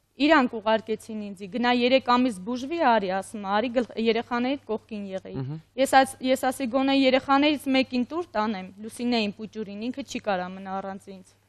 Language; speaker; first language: Armenian; native; Armenian